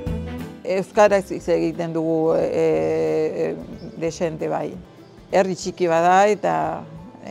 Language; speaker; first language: Basque; non-native, learner; Spanish